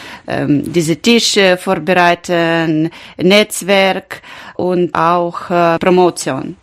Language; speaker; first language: German; non-native, learner; Ukrainian